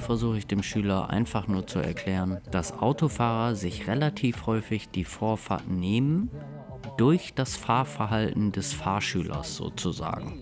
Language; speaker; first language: German; native; German